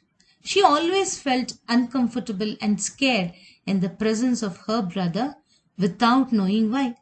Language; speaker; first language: English; non-native, local second language; Kannada